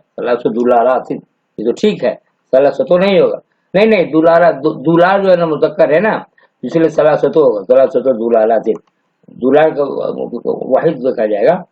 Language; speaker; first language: Urdu; native; Urdu